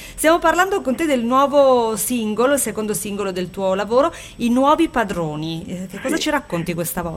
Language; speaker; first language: Italian; native; Italian